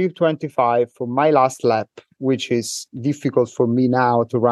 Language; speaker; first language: English; non-native, fluent; Italian